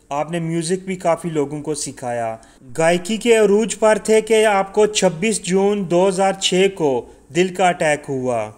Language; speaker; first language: Urdu; non-native, local second language; Punjabi